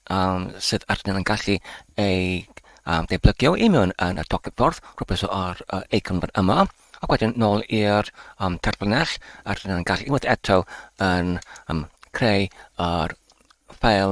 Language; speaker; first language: Welsh; non-native, learner; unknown